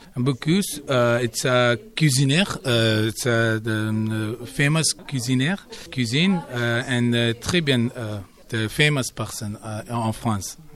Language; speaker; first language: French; non-native, learner; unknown